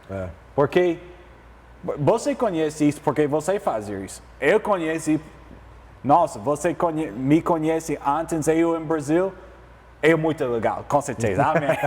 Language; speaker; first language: Portuguese; non-native, learner; English